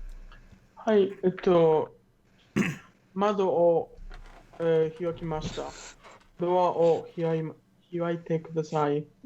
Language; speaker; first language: Japanese; non-native, learner; German